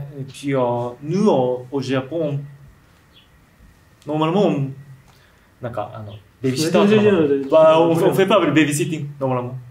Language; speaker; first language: French; non-native, learner; Japanese